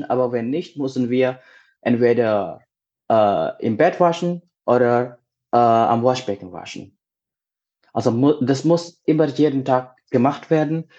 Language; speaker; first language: German; non-native, fluent; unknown